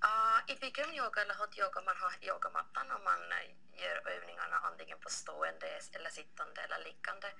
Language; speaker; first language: Swedish; non-native, local second language; Finnish